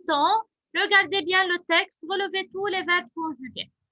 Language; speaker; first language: French; non-native, local second language; Arabic